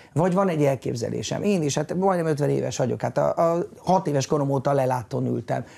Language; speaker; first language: Hungarian; native; Hungarian